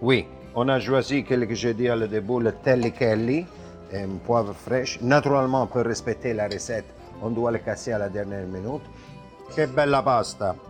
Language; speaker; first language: French; non-native, fluent; Italian